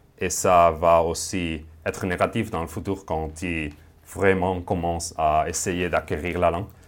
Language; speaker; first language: French; non-native, fluent; Spanish